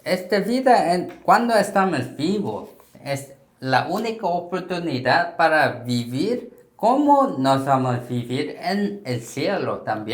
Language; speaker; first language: Spanish; non-native, fluent; Korean